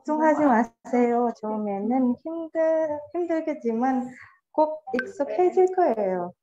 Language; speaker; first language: Korean; non-native, learner; Indonesian